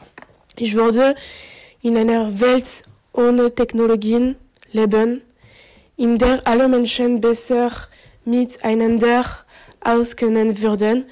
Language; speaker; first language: German; non-native, learner; French